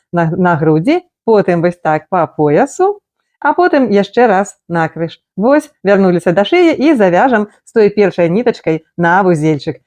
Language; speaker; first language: Belarusian; non-native, local second language; Russian